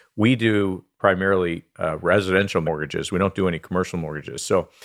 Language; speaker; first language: English; native; English